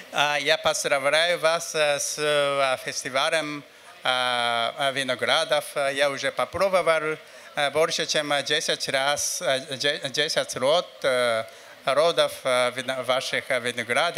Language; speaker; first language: Russian; non-native, fluent; Japanese